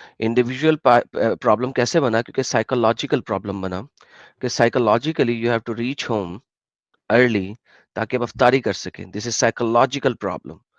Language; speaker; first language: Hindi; native; Hindi